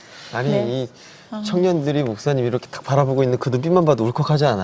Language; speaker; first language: Korean; native; Korean